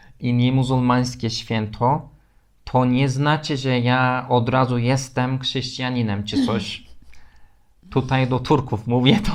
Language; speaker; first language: Polish; non-native, learner; Turkish